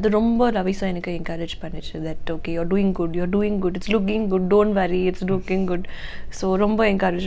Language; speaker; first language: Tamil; non-native, learner; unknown